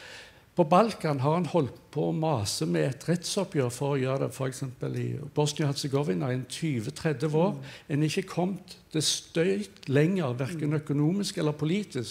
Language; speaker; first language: Norwegian; native; Norwegian